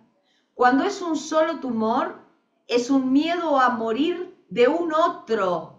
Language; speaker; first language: Spanish; native; Spanish